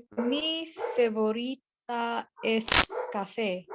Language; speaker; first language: Spanish; non-native, learner; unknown